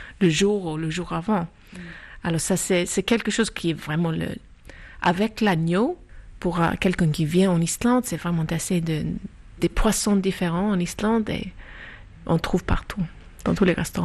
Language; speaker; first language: French; non-native, fluent; Icelandic